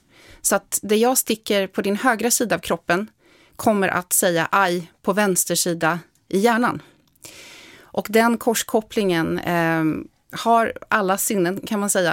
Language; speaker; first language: Swedish; native; Swedish